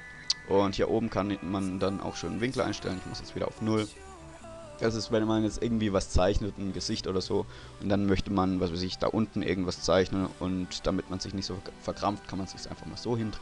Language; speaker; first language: German; native; German